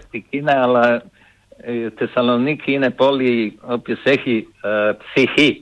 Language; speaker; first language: Greek; non-native, fluent; Serbian